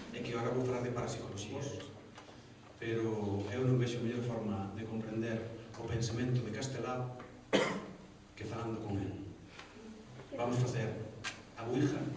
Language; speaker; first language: Galician; non-native, local second language; Spanish